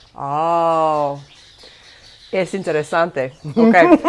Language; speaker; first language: Spanish; non-native, learner; English